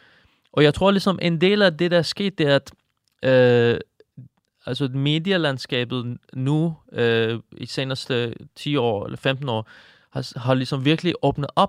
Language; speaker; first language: Danish; non-native, fluent; Persian